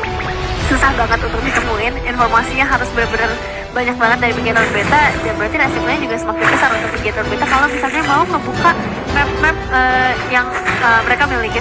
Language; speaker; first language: Indonesian; native; Indonesian